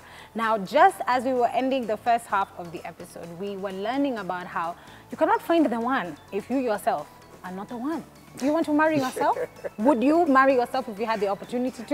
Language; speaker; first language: English; non-native, local second language; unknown